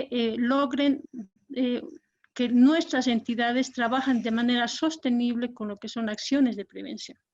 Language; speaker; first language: Spanish; native; Spanish